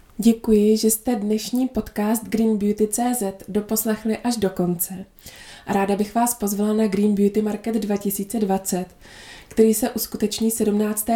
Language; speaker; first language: Czech; native; Czech